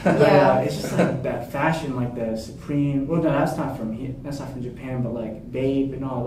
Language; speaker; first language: English; native; English